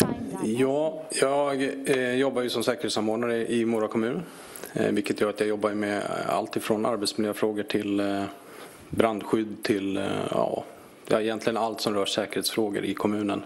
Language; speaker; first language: Swedish; native; Swedish